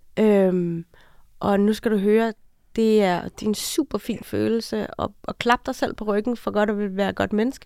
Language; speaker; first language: Danish; native; Danish